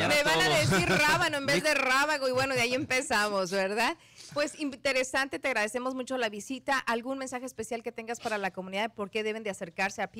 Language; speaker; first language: Spanish; native; Spanish